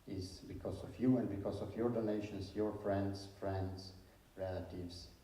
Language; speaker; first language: English; non-native, fluent; Slovenian